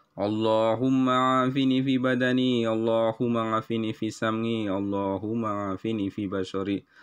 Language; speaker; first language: Arabic; non-native, learner; Indonesian